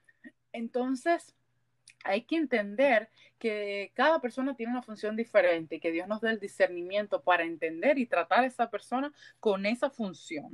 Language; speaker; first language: Spanish; early bilingual, heritage; Spanish